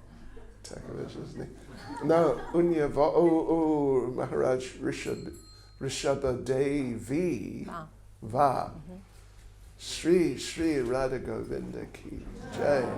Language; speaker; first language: Russian; non-native, learner; English